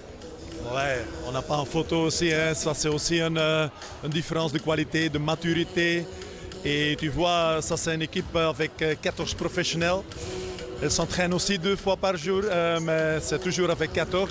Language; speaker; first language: French; non-native, fluent; Dutch